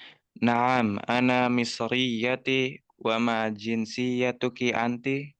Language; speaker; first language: Arabic; non-native, learner; Indonesian